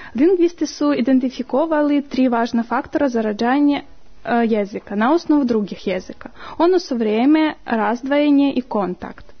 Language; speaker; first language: Serbian; non-native, fluent; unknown